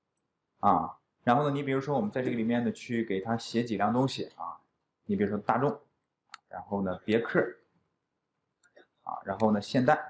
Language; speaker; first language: Chinese; native; Chinese